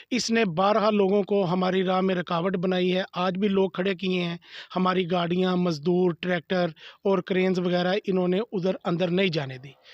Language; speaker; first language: Urdu; non-native, local second language; Sindhi